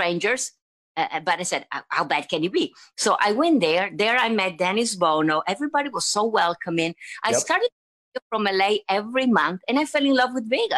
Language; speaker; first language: English; non-native, fluent; Italian